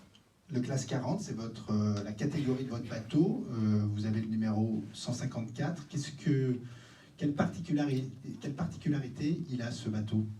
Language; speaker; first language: French; native; French